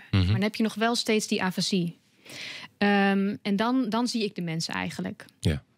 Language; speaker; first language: Dutch; native; Dutch